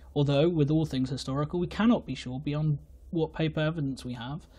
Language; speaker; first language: English; native; English